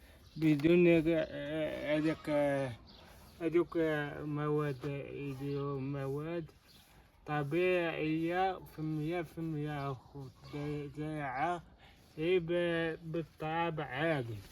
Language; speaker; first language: Arabic; native; Arabic